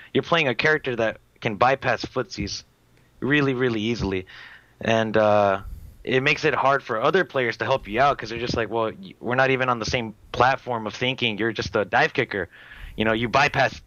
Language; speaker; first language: English; native; English